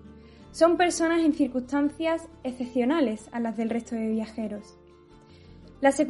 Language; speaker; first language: Spanish; native; Spanish